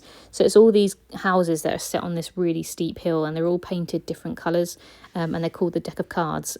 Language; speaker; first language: English; native; English